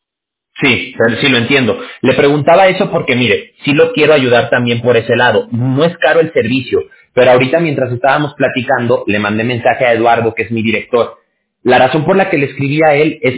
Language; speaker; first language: Spanish; native; Spanish